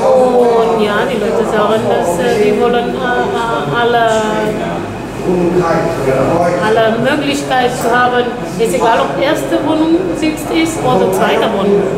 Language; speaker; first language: German; non-native, fluent; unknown